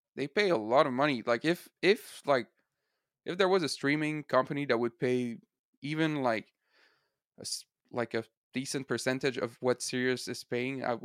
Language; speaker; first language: English; non-native, fluent; French